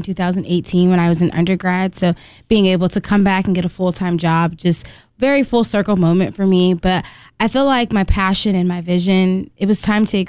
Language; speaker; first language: English; native; English